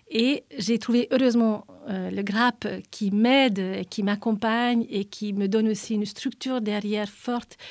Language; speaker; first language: French; non-native, fluent; Hungarian